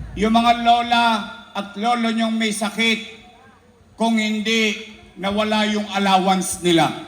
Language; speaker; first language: Filipino; native; Filipino